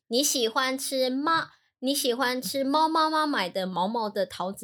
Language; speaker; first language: Chinese; native; Chinese